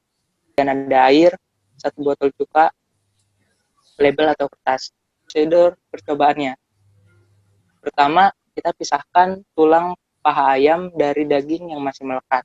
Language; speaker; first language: Indonesian; native; Indonesian